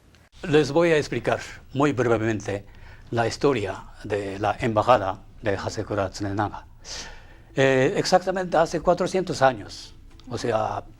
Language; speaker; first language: Spanish; non-native, fluent; Japanese